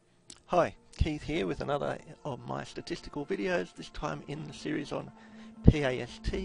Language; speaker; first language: English; native; English